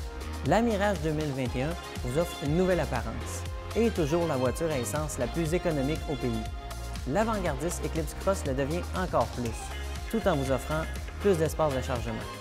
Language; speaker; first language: French; native; French